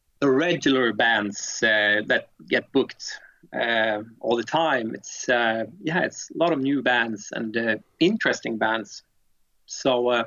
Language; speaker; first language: English; non-native, fluent; Swedish